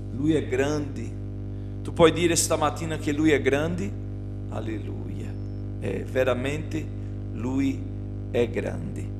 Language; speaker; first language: Italian; non-native, fluent; Portuguese